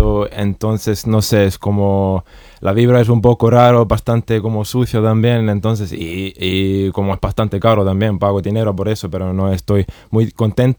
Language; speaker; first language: Spanish; non-native, fluent; Estonian